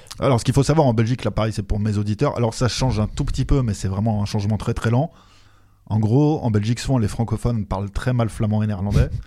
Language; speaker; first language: French; native; French